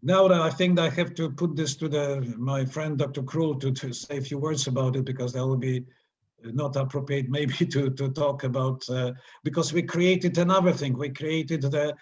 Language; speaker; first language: English; non-native, fluent; Polish